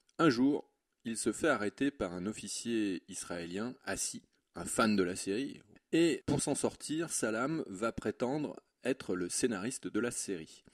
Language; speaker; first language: French; native; French